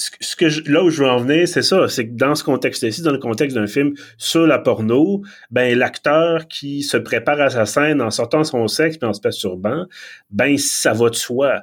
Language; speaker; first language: French; native; French